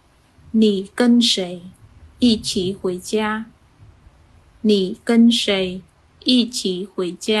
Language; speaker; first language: Chinese; non-native, fluent; Khmer